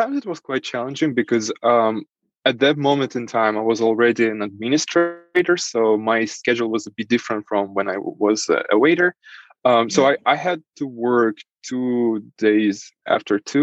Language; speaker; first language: English; non-native, fluent; Russian